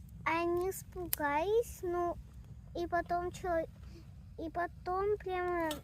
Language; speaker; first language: Russian; early bilingual, heritage; Russian